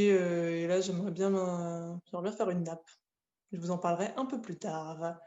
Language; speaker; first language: French; native; French